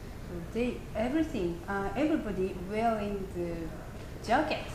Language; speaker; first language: English; non-native, learner; Japanese